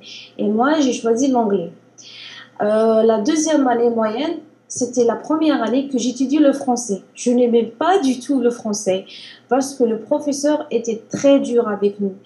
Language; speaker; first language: French; non-native, learner; Arabic